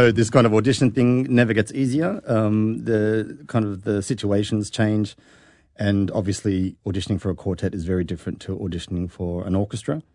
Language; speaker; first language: English; native; English